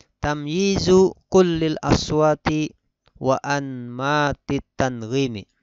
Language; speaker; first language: Arabic; non-native, fluent; Indonesian